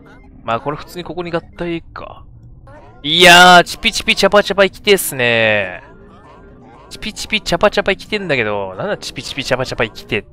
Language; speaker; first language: Japanese; native; Japanese